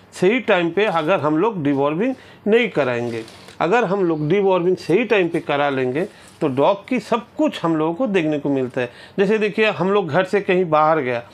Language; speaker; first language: Hindi; non-native, local second language; Bangla